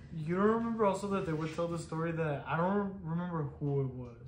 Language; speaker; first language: English; early bilingual, other home language; Spanish